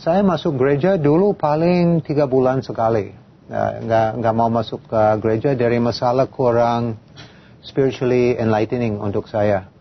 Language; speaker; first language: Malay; non-native, fluent; English